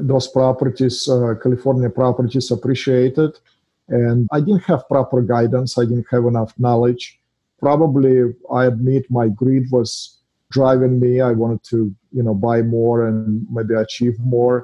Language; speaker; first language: English; non-native, fluent; Russian